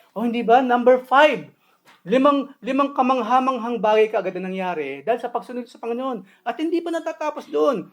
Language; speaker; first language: Filipino; native; Filipino